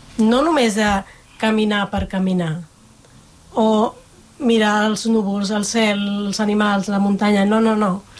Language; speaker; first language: Catalan; non-native, fluent; Spanish